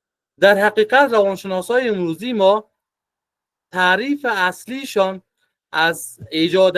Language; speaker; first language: Persian; native; Persian